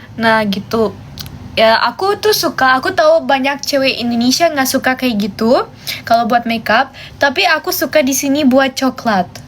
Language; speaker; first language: Indonesian; non-native, fluent; German